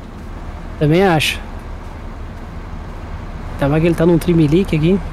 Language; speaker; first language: Portuguese; native; Portuguese